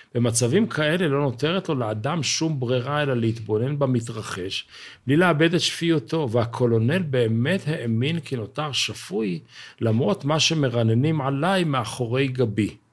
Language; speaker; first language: Hebrew; native; Hebrew